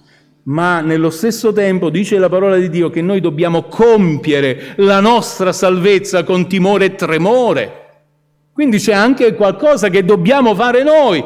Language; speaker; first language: Italian; native; Italian